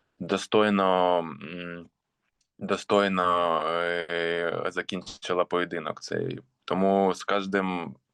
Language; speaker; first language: Ukrainian; non-native, local second language; Russian